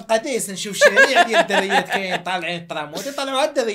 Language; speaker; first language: Arabic; native; Arabic